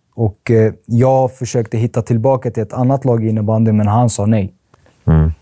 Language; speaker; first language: Swedish; early bilingual, other home language; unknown